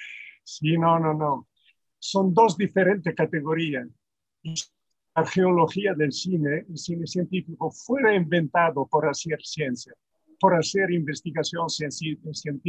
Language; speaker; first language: Spanish; non-native, fluent; Italian